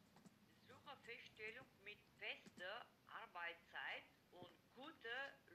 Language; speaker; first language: German; non-native, learner; Macedonian